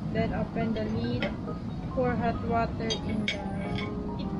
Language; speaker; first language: English; non-native, local second language; Filipino